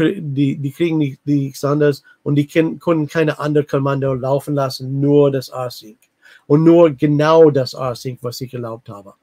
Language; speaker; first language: German; non-native, fluent; English